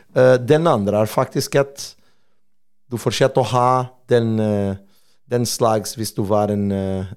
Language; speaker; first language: Norwegian; non-native, fluent; Portuguese